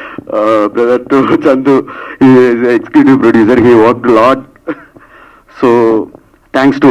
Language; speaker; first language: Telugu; non-native, learner; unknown